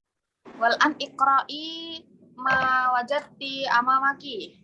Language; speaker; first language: Arabic; non-native, learner; Indonesian